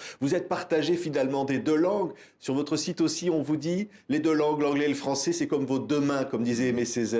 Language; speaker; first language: French; native; French